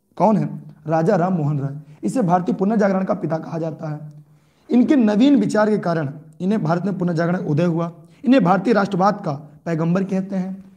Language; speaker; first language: Hindi; native; Hindi